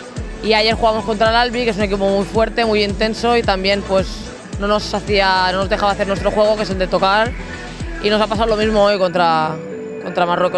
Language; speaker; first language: Spanish; native; Spanish